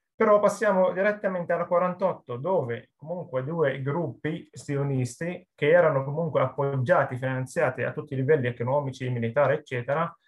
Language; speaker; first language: Italian; non-native, fluent; Arabic